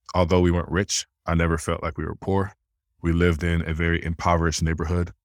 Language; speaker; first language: English; early bilingual, other home language; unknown